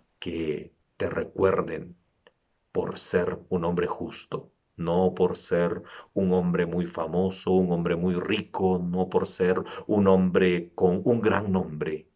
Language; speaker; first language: Spanish; native; Spanish